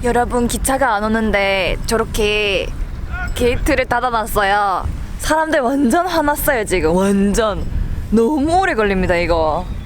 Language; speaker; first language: Korean; native; Korean